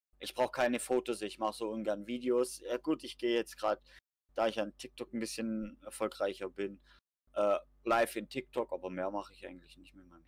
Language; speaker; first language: German; native; German